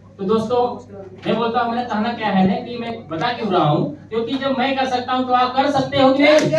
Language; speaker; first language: Hindi; native; Hindi